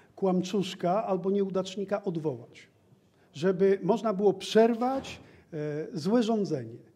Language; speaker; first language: Polish; native; Polish